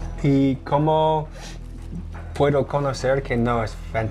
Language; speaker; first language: Spanish; non-native, learner; English